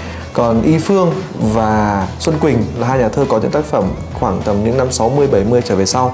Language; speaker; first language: Vietnamese; native; Vietnamese